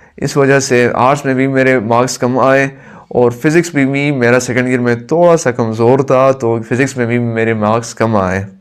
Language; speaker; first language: Urdu; non-native, local second language; Pashto